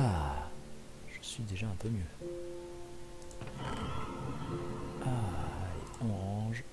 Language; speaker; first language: French; native; French